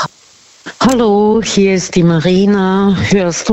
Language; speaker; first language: German; non-native, fluent; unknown